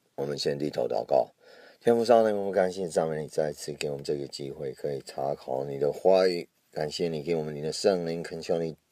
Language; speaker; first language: Chinese; non-native, fluent; English